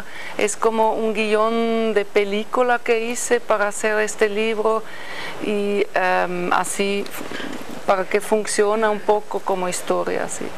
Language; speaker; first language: Spanish; non-native, fluent; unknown